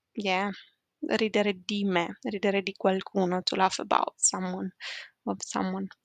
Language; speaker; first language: Italian; native; Italian